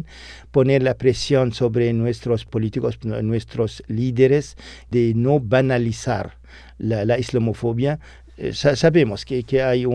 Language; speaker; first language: Spanish; non-native, fluent; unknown